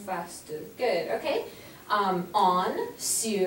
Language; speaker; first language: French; non-native, fluent; English